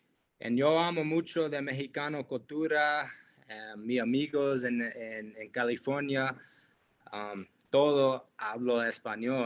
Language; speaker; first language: Spanish; non-native, learner; English